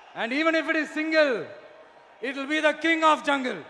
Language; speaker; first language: English; non-native, local second language; Tamil